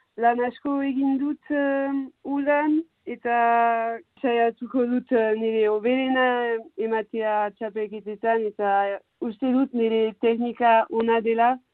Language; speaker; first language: Basque; non-native, local second language; French